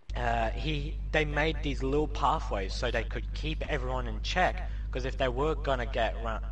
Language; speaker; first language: English; native; English